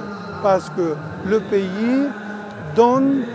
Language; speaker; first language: French; non-native, local second language; Arabic